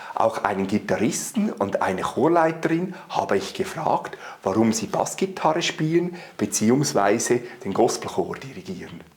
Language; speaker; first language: German; native; German